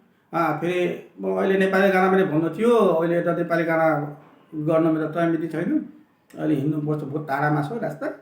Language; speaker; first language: Nepali; non-native, local second language; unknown